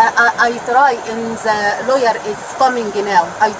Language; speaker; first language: English; non-native, learner; Arabic